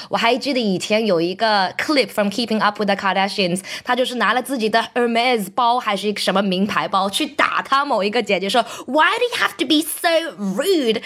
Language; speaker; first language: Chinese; native; Chinese